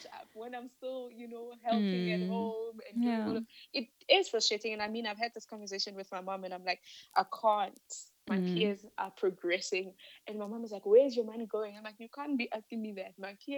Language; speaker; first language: English; non-native, local second language; Northern Sotho